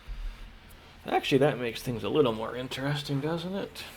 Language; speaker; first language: English; native; English